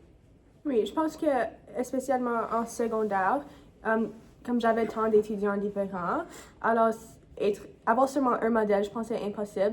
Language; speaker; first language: French; non-native, fluent; English